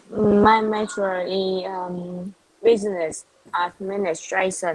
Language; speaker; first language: English; non-native, learner; Vietnamese